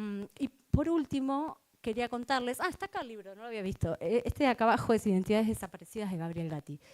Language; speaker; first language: Spanish; native; Spanish